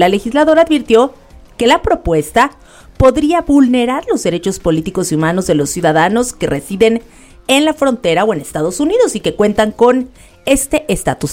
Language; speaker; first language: Spanish; native; Spanish